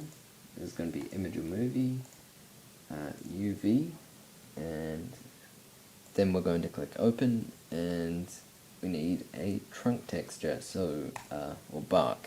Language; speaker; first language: English; native; English